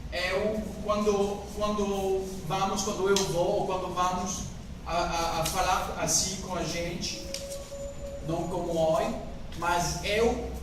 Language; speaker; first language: Portuguese; non-native, learner; French